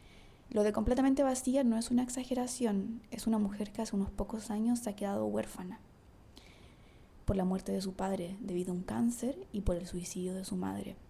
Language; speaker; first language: Spanish; native; Spanish